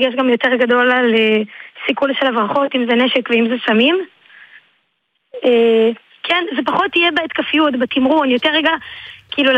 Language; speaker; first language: Hebrew; native; Hebrew